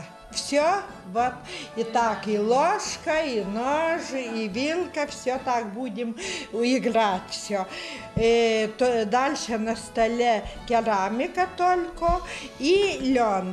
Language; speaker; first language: Russian; non-native, local second language; Lithuanian